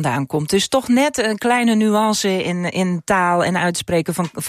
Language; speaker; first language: Dutch; non-native, local second language; Western Frisian